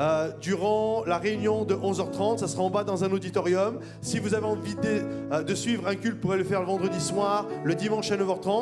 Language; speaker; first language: French; native; French